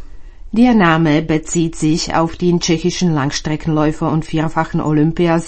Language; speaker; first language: German; native; German